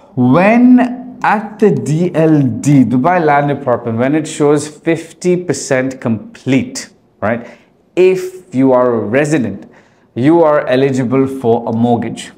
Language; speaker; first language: English; early bilingual, heritage; Arabic